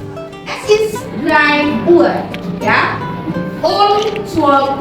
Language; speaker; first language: German; non-native, fluent; Indonesian